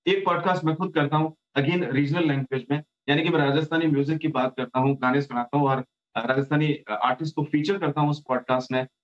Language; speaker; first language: Hindi; native; Hindi